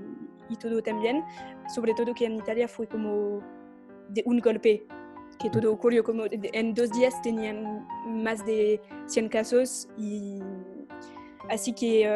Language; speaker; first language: Spanish; non-native, fluent; French